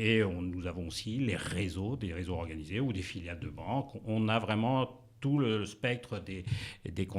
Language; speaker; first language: French; native; French